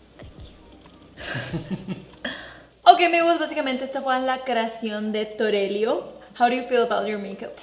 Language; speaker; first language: Spanish; native; Spanish